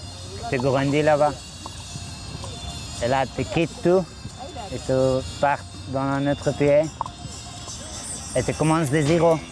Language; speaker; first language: French; non-native, learner; Persian